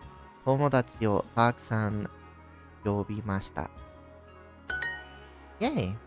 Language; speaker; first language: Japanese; non-native, learner; English